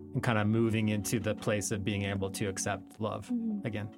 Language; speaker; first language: English; native; English